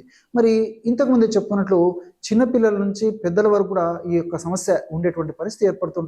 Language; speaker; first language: Telugu; native; Telugu